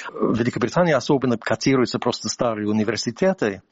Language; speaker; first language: Russian; non-native, fluent; English